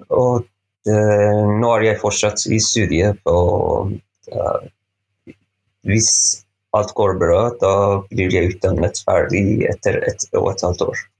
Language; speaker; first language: Norwegian; non-native, fluent; Persian